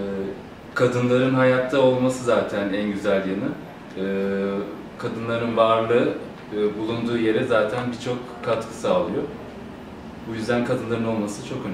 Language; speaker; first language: Turkish; native; Turkish